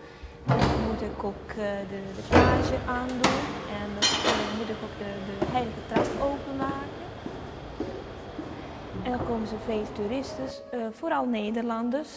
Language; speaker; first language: Dutch; early bilingual, heritage; Italian